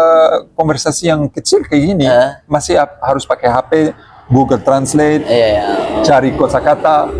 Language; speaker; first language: Indonesian; non-native, learner; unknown